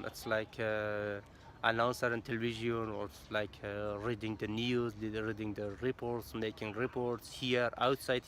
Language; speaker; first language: English; non-native, learner; Persian